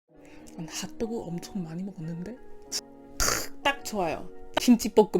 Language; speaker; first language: Korean; non-native, learner; English